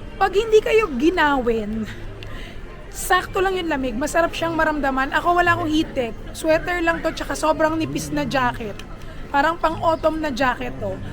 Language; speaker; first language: Filipino; native; Filipino